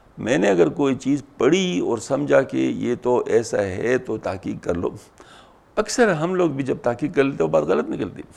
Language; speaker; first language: Urdu; non-native, local second language; Pashto